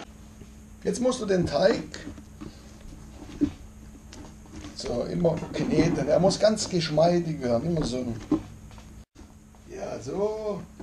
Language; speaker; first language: German; non-native, fluent; Italian